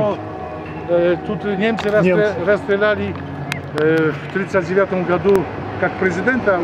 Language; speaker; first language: Russian; non-native, learner; Polish